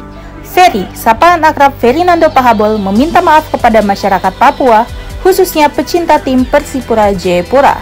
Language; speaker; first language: Indonesian; native; Indonesian